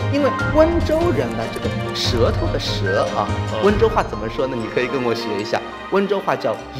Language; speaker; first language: Chinese; native; Chinese